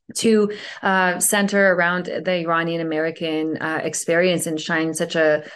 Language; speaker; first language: English; early bilingual, other home language; Persian